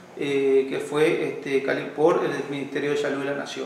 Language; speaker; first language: Spanish; native; Spanish